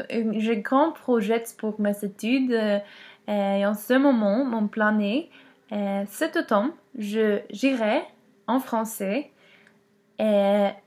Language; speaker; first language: French; non-native, learner; Swedish